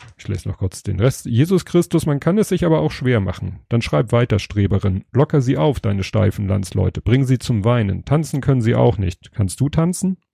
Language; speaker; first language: German; native; German